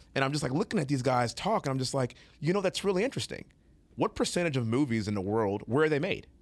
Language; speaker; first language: English; native; English